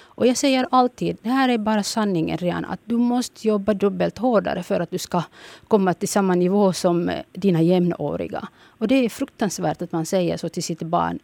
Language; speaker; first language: Swedish; early bilingual, other home language; Somali